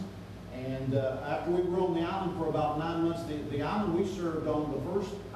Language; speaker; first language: English; native; English